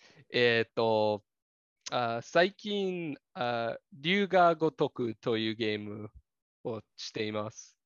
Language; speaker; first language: Japanese; non-native, learner; English